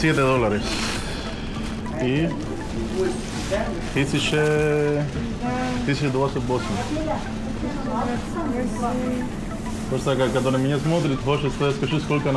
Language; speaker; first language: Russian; non-native, learner; Spanish